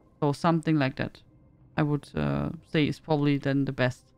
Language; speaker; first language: English; non-native, fluent; German